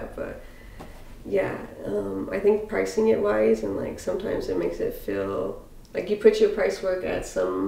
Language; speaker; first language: English; native; English